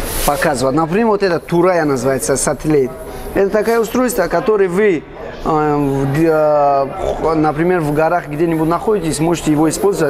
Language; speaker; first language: Russian; non-native, fluent; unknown